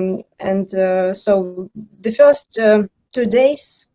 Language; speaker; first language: English; non-native, learner; Ukrainian